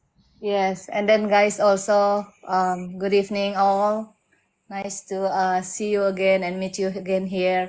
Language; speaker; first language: English; non-native, learner; Indonesian